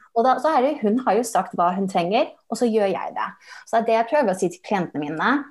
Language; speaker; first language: Norwegian; early bilingual, heritage; English